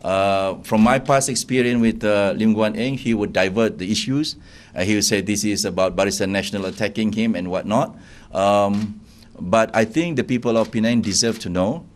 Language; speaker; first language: English; non-native, local second language; Malay